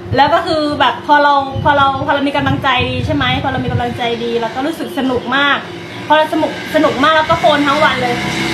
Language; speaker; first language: Thai; native; Thai